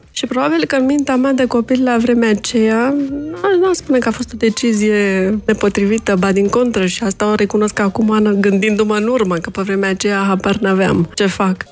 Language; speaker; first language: Romanian; native; Romanian